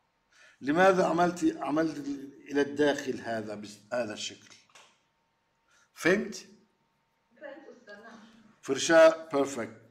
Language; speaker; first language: Arabic; non-native, learner; Turkish